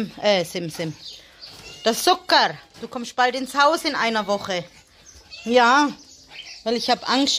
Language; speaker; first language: German; native; German